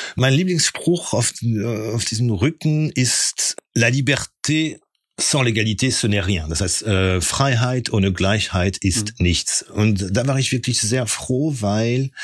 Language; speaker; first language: German; non-native, fluent; French